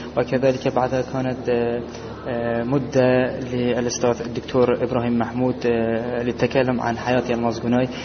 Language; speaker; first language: Arabic; non-native, local second language; Kurdish